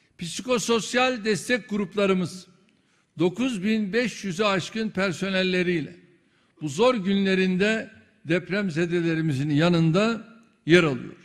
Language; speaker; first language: Turkish; native; Turkish